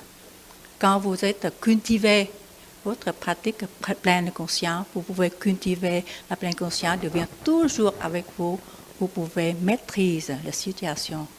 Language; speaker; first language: French; non-native, learner; Vietnamese